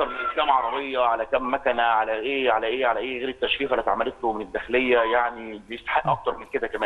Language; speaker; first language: Arabic; native; Arabic